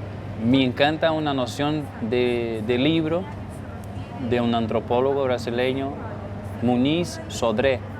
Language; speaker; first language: Spanish; non-native, fluent; Portuguese